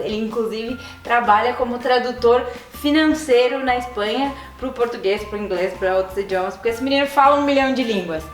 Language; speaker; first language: Portuguese; native; Portuguese